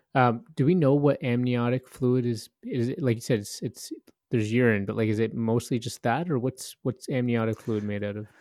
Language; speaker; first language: English; native; English